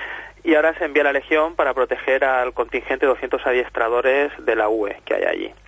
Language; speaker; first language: Spanish; native; Spanish